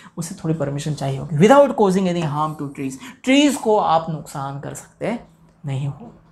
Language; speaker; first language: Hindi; non-native, local second language; Gujarati